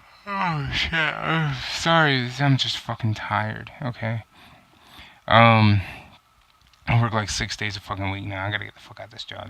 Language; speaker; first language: English; native; English